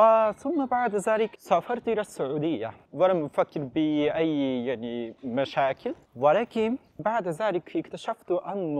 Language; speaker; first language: Arabic; non-native, fluent; Japanese